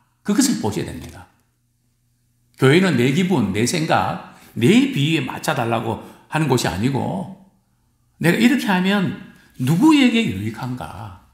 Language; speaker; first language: Korean; native; Korean